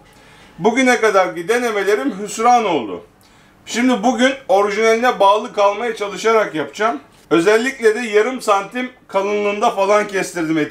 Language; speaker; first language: Turkish; native; Turkish